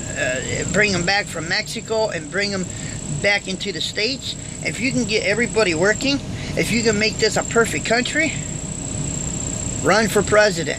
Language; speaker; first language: English; native; English